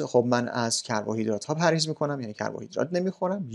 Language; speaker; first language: Persian; native; Persian